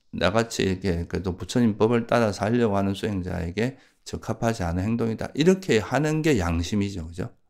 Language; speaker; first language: Korean; native; Korean